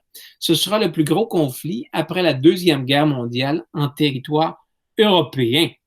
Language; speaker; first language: French; native; French